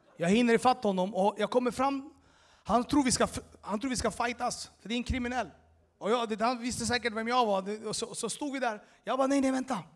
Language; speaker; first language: Swedish; early bilingual, other home language; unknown